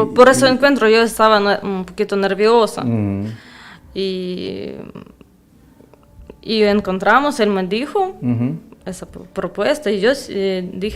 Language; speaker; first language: Spanish; non-native, learner; Russian